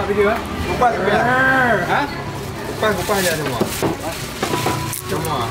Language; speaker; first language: Indonesian; non-native, local second language; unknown